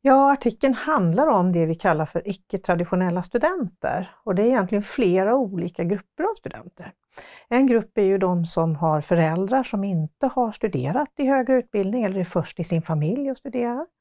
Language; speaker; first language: Swedish; native; Swedish